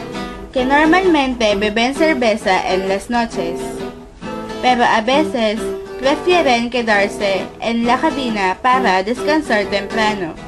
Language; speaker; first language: Spanish; non-native, learner; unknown